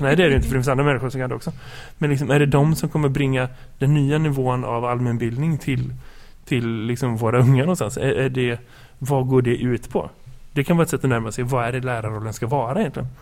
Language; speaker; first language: Swedish; native; Swedish